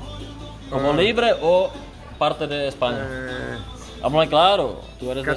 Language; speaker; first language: Spanish; non-native, learner; Czech